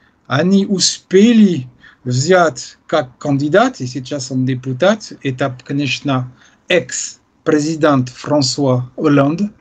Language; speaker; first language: Russian; non-native, fluent; French